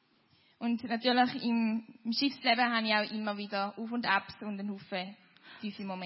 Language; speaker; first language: German; native; German